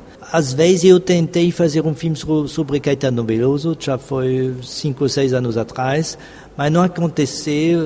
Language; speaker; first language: Portuguese; non-native, fluent; French